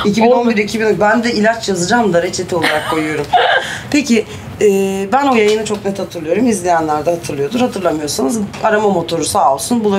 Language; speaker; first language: Turkish; native; Turkish